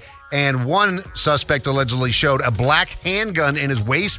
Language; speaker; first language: English; native; English